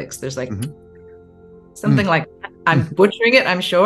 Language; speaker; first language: English; non-native, local second language; Cantonese